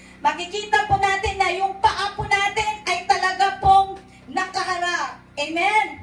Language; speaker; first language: Filipino; non-native, local second language; Cebuano